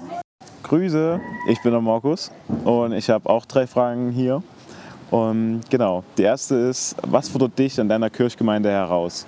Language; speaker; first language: German; native; German